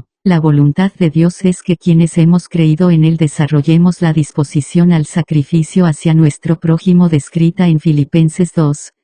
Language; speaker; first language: Spanish; native; Spanish